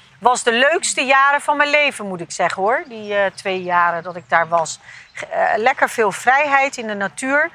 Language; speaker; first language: Dutch; early bilingual, other home language; Turkish